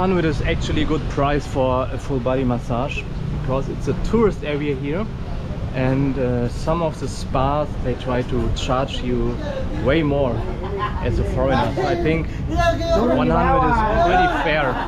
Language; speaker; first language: English; non-native, fluent; German